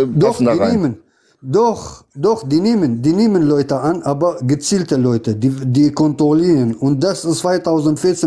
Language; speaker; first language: German; non-native, fluent; Arabic